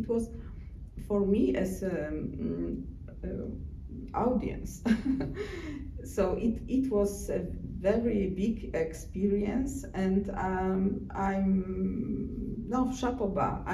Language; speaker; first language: English; non-native, learner; Polish